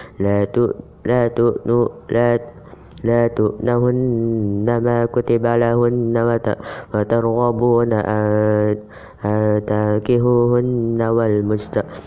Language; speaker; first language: Arabic; non-native, learner; Indonesian